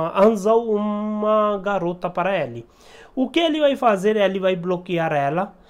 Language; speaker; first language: Portuguese; non-native, learner; Hindi